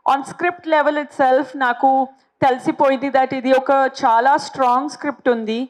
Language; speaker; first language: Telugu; non-native, fluent; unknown